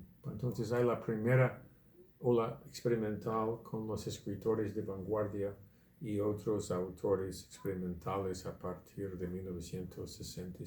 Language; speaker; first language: Spanish; non-native, fluent; English